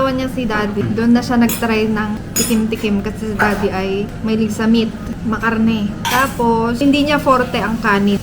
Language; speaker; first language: Filipino; native; Filipino